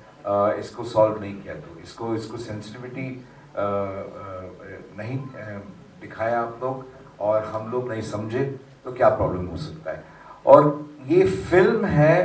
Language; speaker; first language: Hindi; non-native, local second language; Tamil